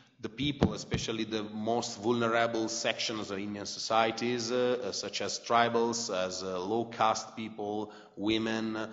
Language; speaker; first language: English; non-native, fluent; Italian